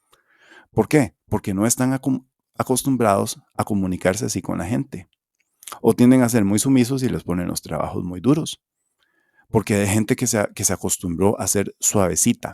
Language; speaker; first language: Spanish; native; Spanish